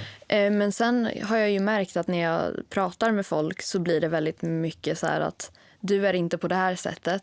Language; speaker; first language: Swedish; native; Swedish